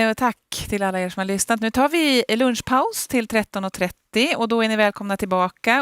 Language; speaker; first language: Swedish; native; Swedish